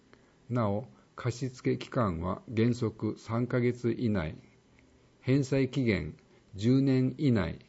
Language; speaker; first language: Japanese; native; Japanese